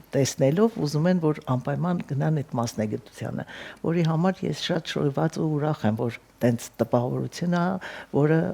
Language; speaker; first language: Armenian; native; Armenian